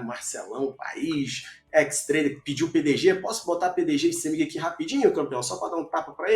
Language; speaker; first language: Portuguese; native; Portuguese